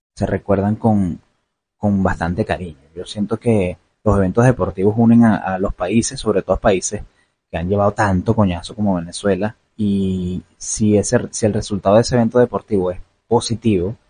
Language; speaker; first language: Spanish; native; Spanish